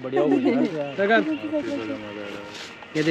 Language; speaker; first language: French; non-native, fluent; Hindi